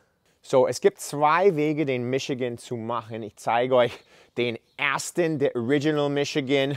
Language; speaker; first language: German; non-native, fluent; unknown